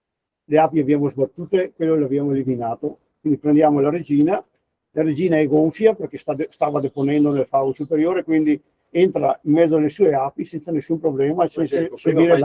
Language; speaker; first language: Italian; native; Italian